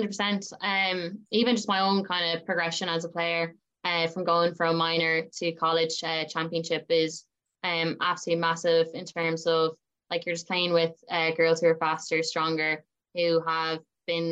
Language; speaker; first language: English; native; English